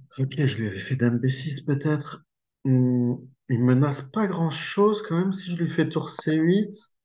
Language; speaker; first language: French; native; French